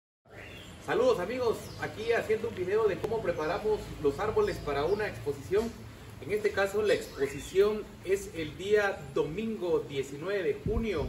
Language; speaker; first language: Spanish; native; Spanish